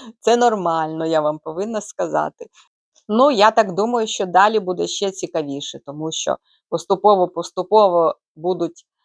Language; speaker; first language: Ukrainian; native; Ukrainian